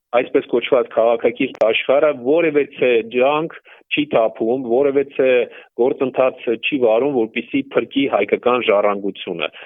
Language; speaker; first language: Armenian; native; Armenian